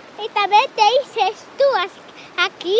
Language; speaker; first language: Portuguese; early bilingual, heritage; Portuguese